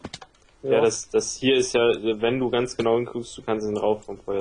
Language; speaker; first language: German; native; German